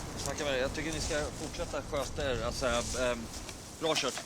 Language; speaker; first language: Swedish; native; Swedish